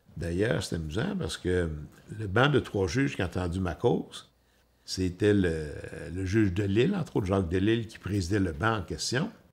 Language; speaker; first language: French; native; French